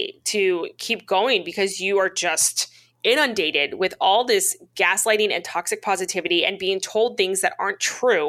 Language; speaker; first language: English; native; English